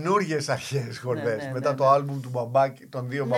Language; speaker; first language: Greek; native; Greek